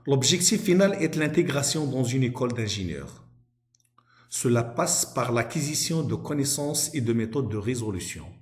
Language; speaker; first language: French; non-native, local second language; Arabic